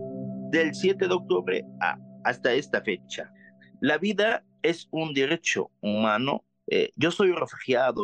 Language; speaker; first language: Spanish; non-native, learner; Arabic